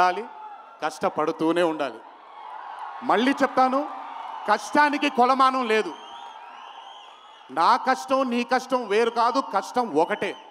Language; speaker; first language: Telugu; native; Telugu